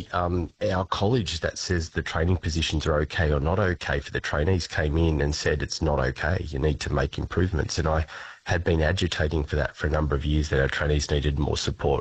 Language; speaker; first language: English; native; English